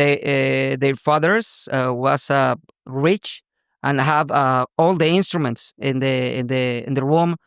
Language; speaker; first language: English; non-native, local second language; Spanish